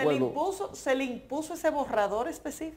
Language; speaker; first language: Spanish; native; Spanish